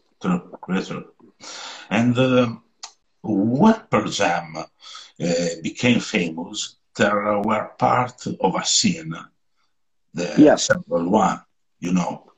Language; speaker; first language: English; non-native, learner; Italian